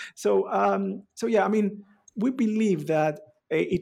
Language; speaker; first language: English; non-native, fluent; Greek